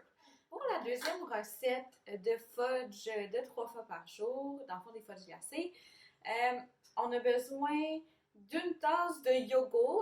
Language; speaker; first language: French; native; French